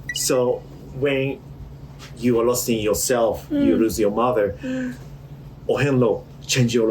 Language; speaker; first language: English; non-native, learner; Japanese